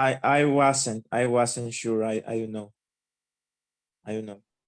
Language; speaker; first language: English; non-native, learner; Spanish